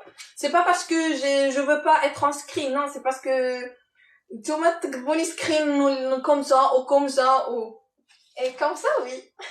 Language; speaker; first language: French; non-native, local second language; Arabic